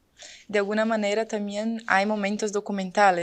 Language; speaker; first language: Spanish; non-native, fluent; Portuguese